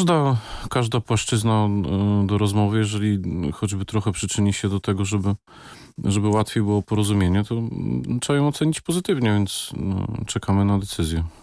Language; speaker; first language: Polish; native; Polish